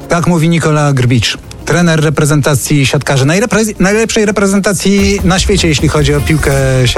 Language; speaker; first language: Polish; native; Polish